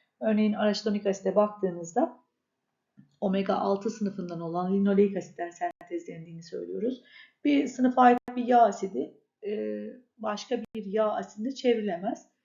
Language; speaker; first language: Turkish; native; Turkish